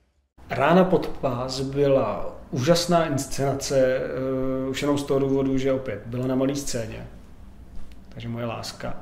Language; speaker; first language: Czech; native; Czech